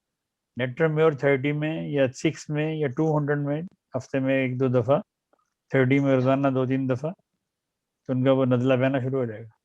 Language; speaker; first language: Urdu; native; Urdu